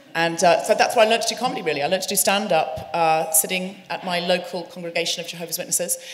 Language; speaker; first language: English; native; English